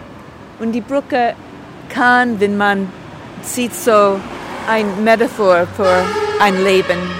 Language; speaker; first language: German; non-native, learner; English